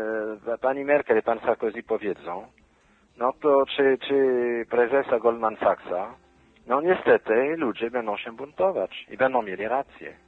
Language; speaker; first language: Polish; non-native, fluent; French